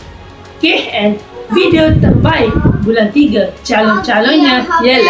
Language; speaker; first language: Malay; native; Malay